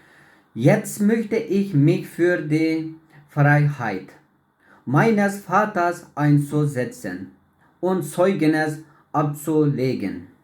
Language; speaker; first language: German; non-native, learner; Uyghur